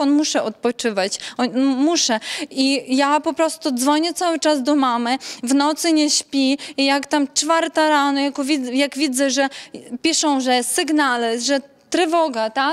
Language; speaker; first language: Polish; non-native, learner; Ukrainian